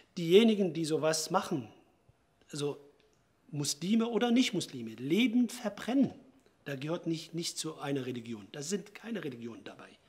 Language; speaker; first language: German; non-native, fluent; Arabic